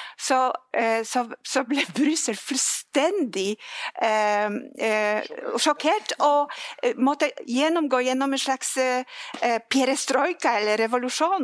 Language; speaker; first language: Norwegian; non-native, fluent; Polish